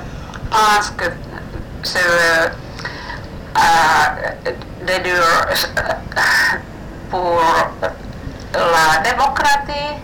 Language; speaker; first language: French; non-native, learner; Finnish